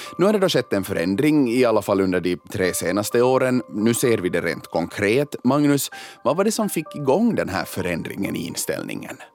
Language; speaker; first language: Swedish; native; Swedish